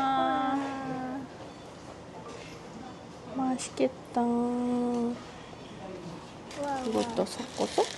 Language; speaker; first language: Korean; non-native, learner; Japanese